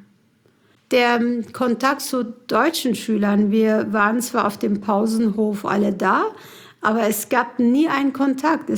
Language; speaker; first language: German; early bilingual, other home language; Kurdish